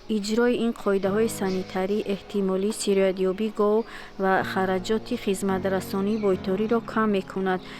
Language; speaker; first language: Tajik; native; Tajik